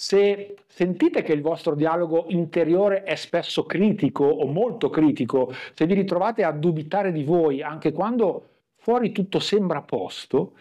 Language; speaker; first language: Italian; native; Italian